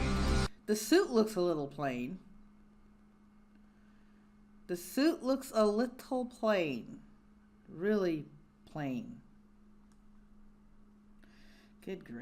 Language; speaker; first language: English; native; English